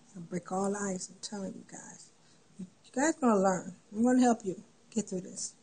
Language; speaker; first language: English; native; English